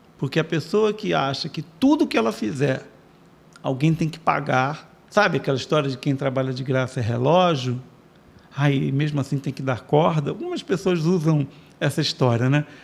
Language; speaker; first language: Portuguese; native; Portuguese